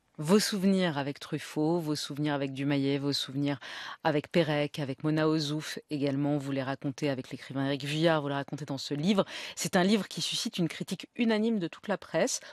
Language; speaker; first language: French; native; French